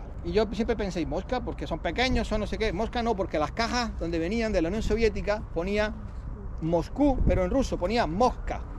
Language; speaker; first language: Spanish; native; Spanish